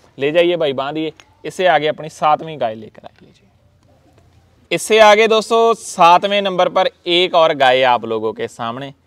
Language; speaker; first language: Hindi; non-native, local second language; Punjabi